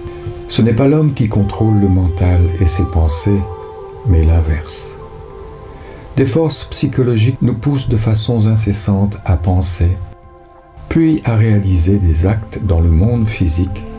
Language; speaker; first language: French; native; French